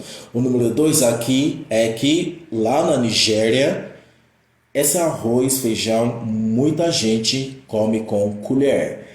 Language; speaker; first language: Portuguese; non-native, fluent; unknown